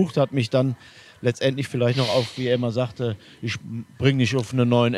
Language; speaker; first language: German; native; German